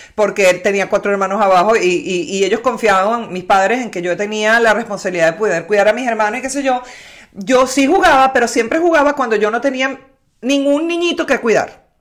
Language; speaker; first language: Spanish; native; Spanish